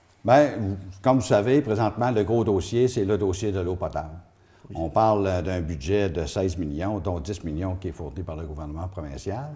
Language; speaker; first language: French; native; French